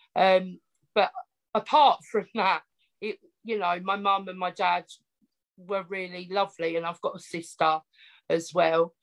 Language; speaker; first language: English; native; English